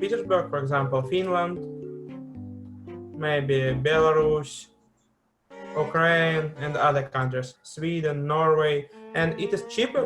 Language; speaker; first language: English; non-native, fluent; Russian